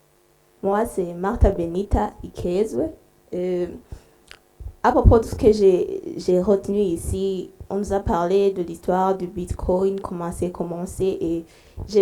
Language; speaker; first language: French; non-native, local second language; Rundi